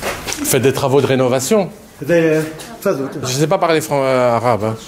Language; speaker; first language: French; early bilingual, other home language; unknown